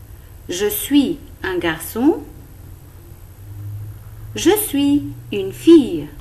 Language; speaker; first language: French; non-native, local second language; Arabic